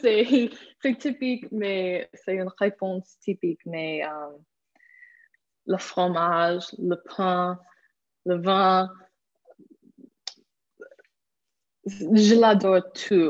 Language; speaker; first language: French; non-native, fluent; English